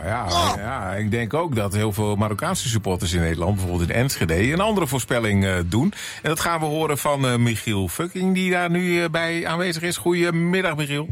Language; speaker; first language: Dutch; native; Dutch